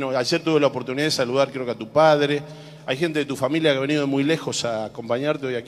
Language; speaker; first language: Spanish; native; Spanish